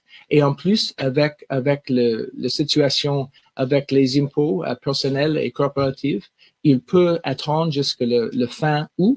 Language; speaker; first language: French; non-native, local second language; English